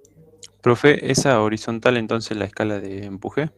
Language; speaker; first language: Spanish; native; Spanish